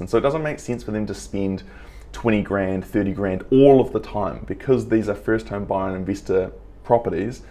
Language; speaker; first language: English; native; English